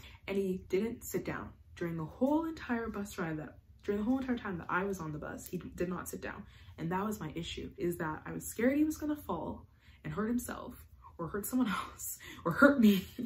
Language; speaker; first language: English; native; English